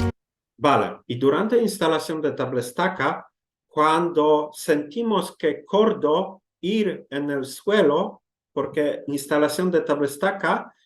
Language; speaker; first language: Spanish; non-native, learner; Polish